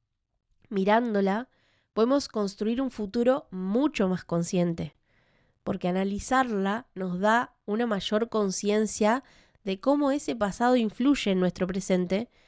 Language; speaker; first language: Spanish; native; Spanish